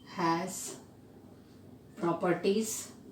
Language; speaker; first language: English; non-native, local second language; Hindi